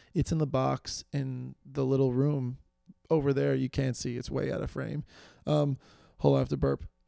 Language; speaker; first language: English; native; English